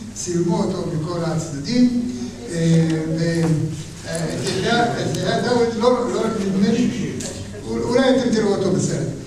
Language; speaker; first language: Hebrew; native; Hebrew